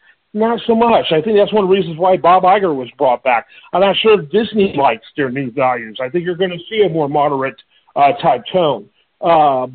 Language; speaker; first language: English; native; English